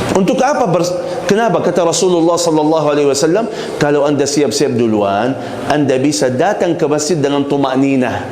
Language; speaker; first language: Malay; non-native, fluent; Arabic